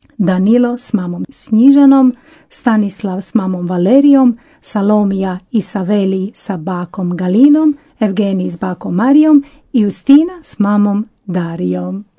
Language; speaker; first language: Croatian; native; Croatian